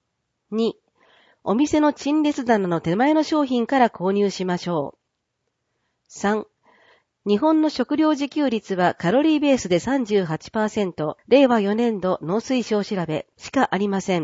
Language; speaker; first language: Japanese; native; Japanese